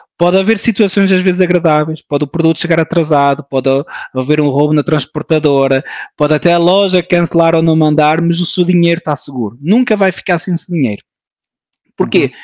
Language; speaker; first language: Portuguese; early bilingual, heritage; Portuguese